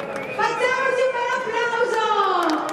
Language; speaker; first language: Italian; native; Italian